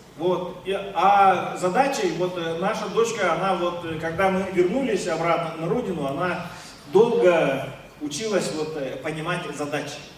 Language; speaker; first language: Russian; non-native, local second language; Yakut